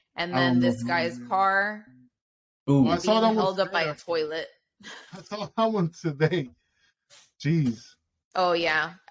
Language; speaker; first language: English; native; English